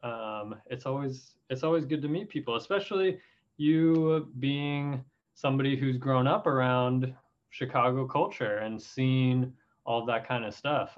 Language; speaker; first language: English; native; English